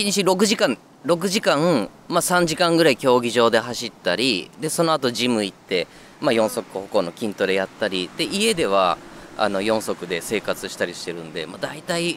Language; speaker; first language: Japanese; native; Japanese